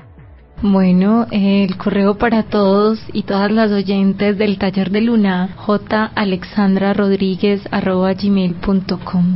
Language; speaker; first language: Spanish; native; Spanish